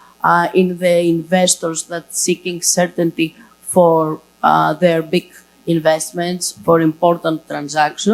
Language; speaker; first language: English; non-native, fluent; Greek